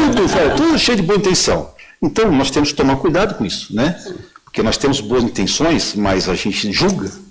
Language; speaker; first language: Portuguese; native; Portuguese